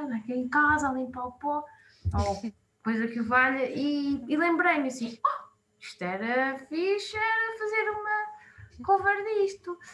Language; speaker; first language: Portuguese; native; Portuguese